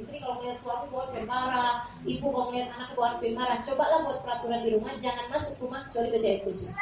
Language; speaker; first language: Indonesian; native; Indonesian